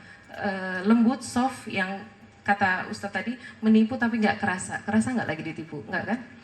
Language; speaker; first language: Indonesian; native; Indonesian